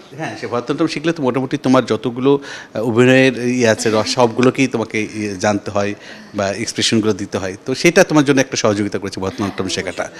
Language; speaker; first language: Bangla; native; Bangla